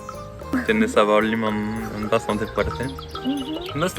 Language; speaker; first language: Spanish; non-native, fluent; French